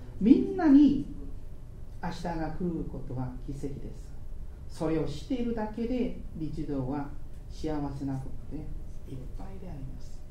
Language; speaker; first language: Japanese; non-native, fluent; Korean